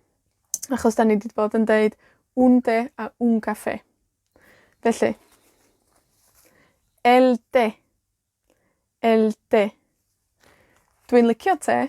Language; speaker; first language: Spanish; non-native, learner; Welsh